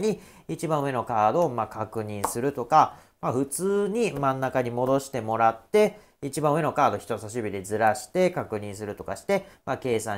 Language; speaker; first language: Japanese; native; Japanese